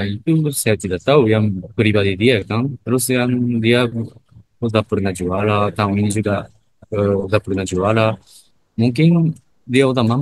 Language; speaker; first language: Indonesian; non-native, learner; Japanese